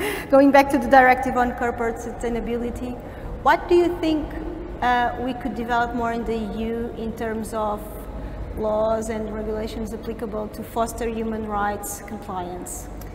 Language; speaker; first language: English; non-native, fluent; Portuguese